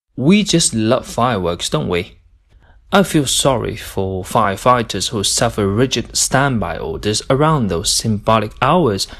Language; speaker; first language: English; non-native, fluent; Chinese